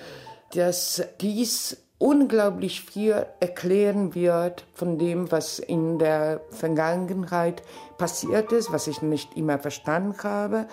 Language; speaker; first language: German; non-native, fluent; Polish